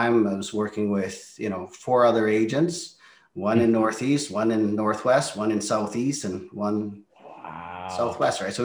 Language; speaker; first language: English; non-native, fluent; Norwegian